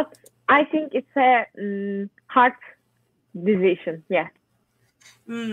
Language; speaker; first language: English; non-native, learner; Turkish